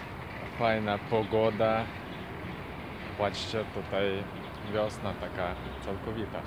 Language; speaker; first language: Polish; non-native, fluent; Ukrainian